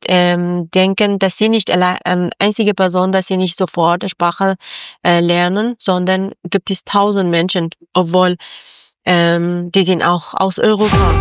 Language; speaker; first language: German; non-native, learner; Persian